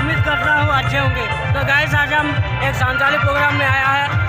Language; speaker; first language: Hindi; non-native, local second language; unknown